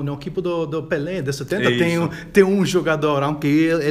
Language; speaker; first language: Portuguese; non-native, fluent; Spanish